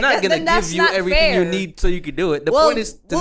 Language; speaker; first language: English; native; English